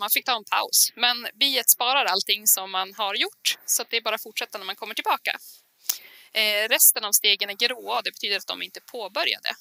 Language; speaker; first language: Swedish; native; Swedish